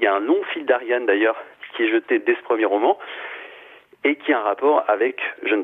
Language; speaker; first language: French; native; French